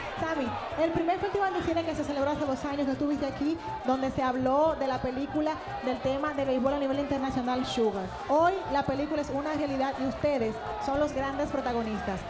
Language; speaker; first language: Spanish; native; Spanish